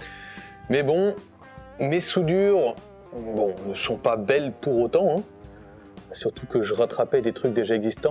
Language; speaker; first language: French; native; French